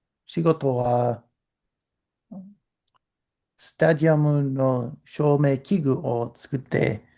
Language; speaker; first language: Japanese; non-native, learner; English